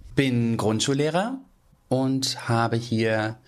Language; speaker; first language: German; native; German